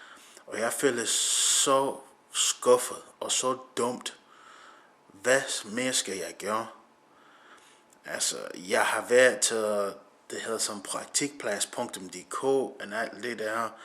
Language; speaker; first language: Danish; non-native, learner; English